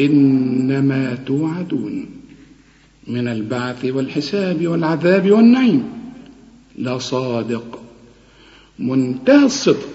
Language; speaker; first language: Arabic; native; Arabic